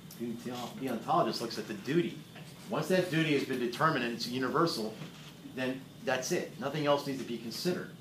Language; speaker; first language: English; native; English